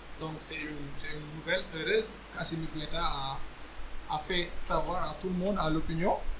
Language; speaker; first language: French; non-native, local second language; Wolof